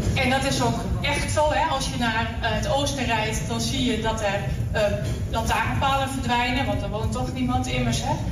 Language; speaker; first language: Dutch; native; Dutch